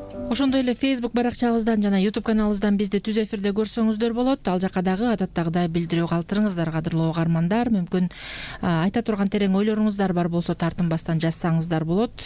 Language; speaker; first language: Kyrgyz; native; Kyrgyz